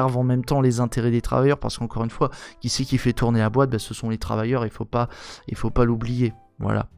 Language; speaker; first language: French; native; French